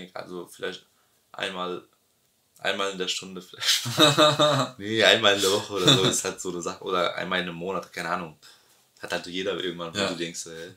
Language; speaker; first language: German; early bilingual, other home language; Albanian